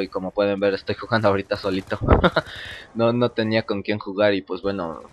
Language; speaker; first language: Spanish; native; Spanish